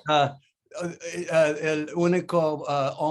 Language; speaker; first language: Spanish; non-native, learner; English